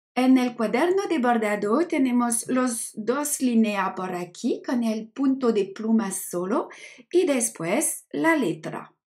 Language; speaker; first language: Spanish; non-native, learner; French